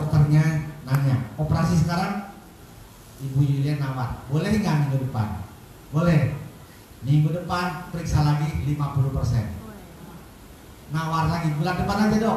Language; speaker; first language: Indonesian; native; Indonesian